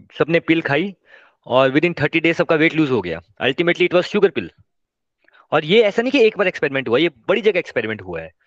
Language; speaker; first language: Hindi; non-native, local second language; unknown